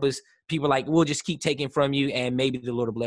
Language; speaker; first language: English; native; English